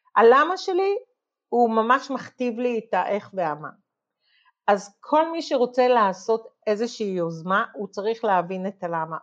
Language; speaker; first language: Hebrew; native; Hebrew